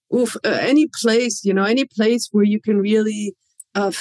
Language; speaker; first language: English; non-native, fluent; German